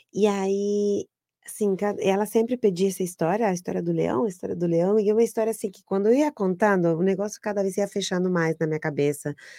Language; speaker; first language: Portuguese; non-native, fluent; Spanish